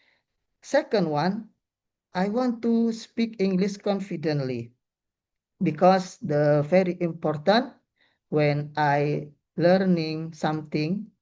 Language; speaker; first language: English; non-native, learner; Indonesian